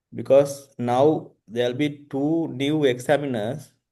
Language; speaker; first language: English; non-native, local second language; Sinhala